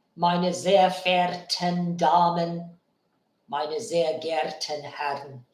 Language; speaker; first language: German; non-native, learner; Bangla